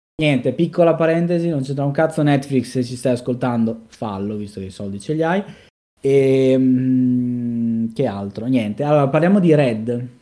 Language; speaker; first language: Italian; native; Italian